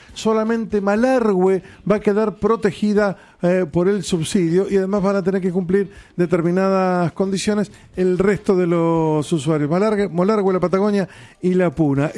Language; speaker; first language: Spanish; native; Spanish